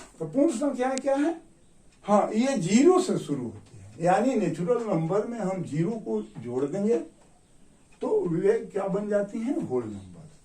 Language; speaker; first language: Hindi; native; Hindi